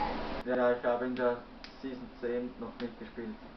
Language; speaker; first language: German; native; German